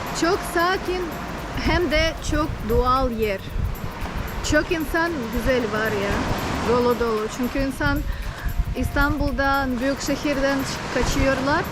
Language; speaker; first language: Turkish; non-native, learner; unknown